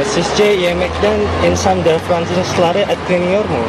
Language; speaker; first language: Turkish; non-native, learner; Indonesian